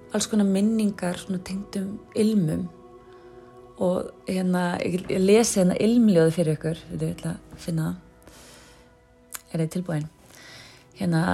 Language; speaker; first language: Icelandic; native; Icelandic